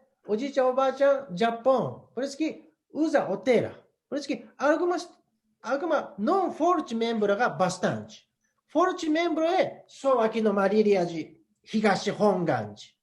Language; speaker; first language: Portuguese; non-native, learner; Japanese